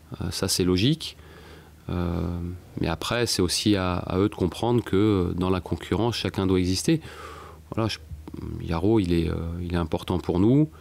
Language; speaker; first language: French; native; French